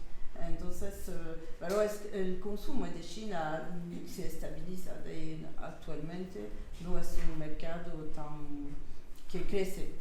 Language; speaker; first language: Spanish; non-native, learner; French